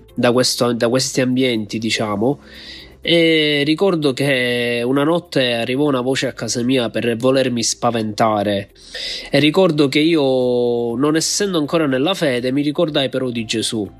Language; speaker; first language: Italian; native; Italian